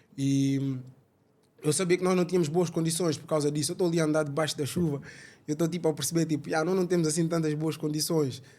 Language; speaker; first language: Portuguese; early bilingual, other home language; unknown